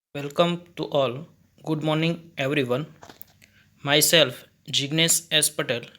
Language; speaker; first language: English; non-native, local second language; Gujarati